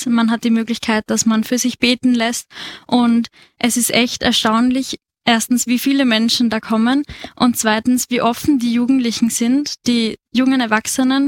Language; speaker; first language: German; native; German